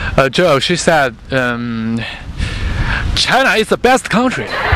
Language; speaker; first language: English; non-native, fluent; Chinese